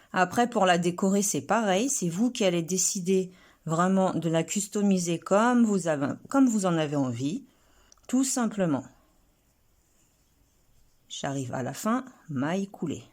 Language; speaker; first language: French; native; French